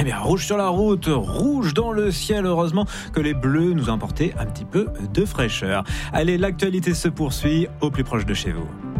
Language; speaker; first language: French; native; French